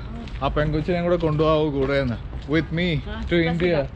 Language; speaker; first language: English; non-native, local second language; Malayalam